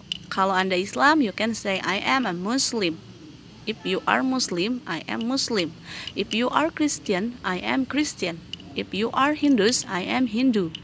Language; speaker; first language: English; non-native, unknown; Indonesian